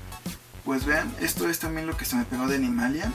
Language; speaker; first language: Spanish; native; Spanish